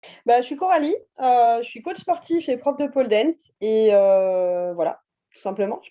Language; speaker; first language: French; native; French